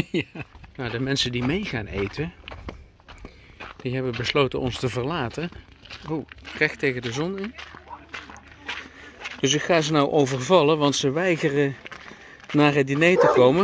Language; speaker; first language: Dutch; native; Dutch